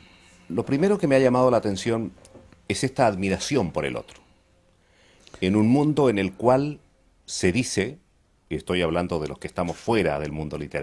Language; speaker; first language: Spanish; native; Spanish